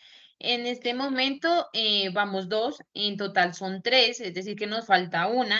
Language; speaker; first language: Spanish; native; Spanish